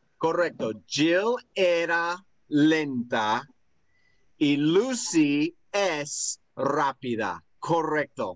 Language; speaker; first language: Spanish; non-native, fluent; English